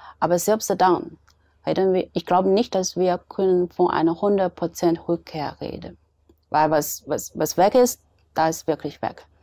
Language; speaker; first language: German; non-native, fluent; Chinese